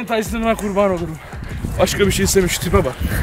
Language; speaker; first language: Turkish; native; Turkish